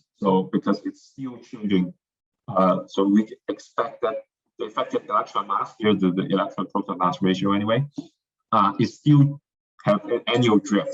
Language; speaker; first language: English; non-native, fluent; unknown